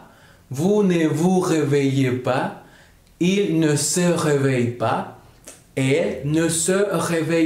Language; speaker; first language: French; non-native, learner; Spanish